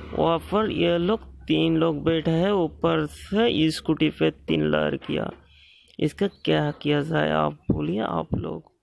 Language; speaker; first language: Hindi; non-native, local second language; Bangla